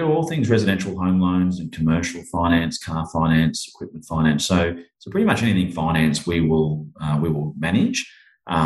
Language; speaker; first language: English; native; English